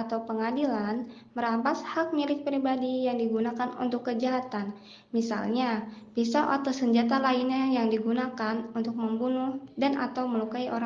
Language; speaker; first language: Indonesian; native; Indonesian